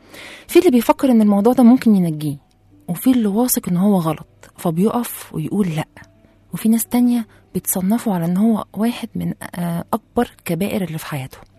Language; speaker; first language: Arabic; native; Arabic